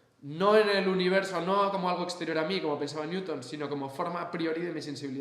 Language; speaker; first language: Spanish; native; Spanish